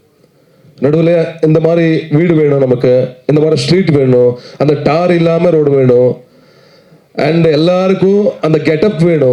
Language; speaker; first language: Tamil; non-native, learner; Kannada